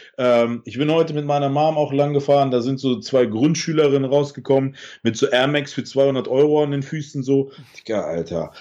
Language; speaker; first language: German; early bilingual, other home language; Russian